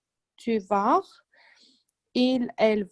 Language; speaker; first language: French; non-native, learner; English